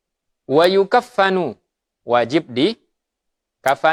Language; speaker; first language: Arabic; non-native, fluent; Indonesian